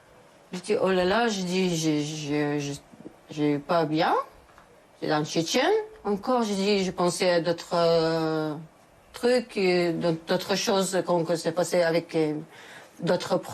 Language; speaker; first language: French; non-native, learner; Chechen